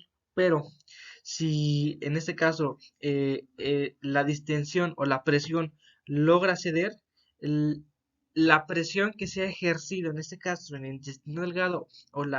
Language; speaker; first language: Spanish; native; Spanish